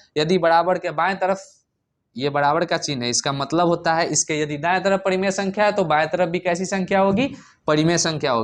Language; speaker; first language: Hindi; native; Hindi